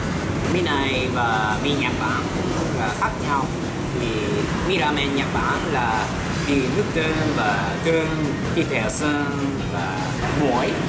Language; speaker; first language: Vietnamese; non-native, learner; Japanese